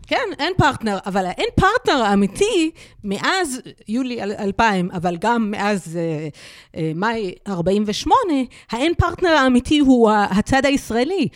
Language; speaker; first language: Hebrew; non-native, local second language; Arabic